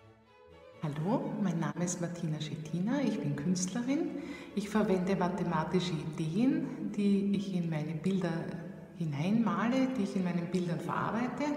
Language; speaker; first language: German; native; German